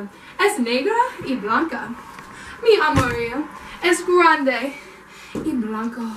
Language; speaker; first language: Spanish; non-native, learner; English